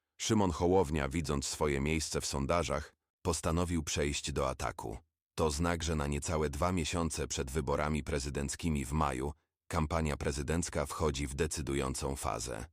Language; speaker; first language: Polish; native; Polish